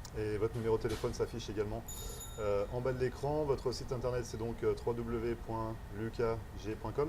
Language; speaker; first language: French; native; French